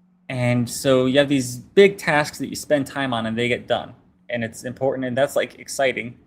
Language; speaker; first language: English; native; English